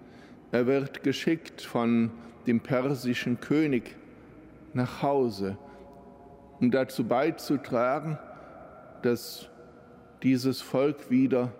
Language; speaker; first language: German; native; German